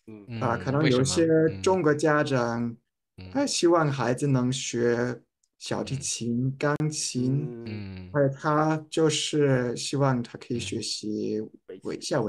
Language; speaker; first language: Chinese; non-native, fluent; German